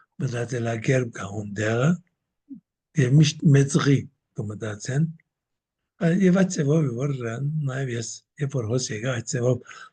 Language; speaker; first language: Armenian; early bilingual, heritage; Armenian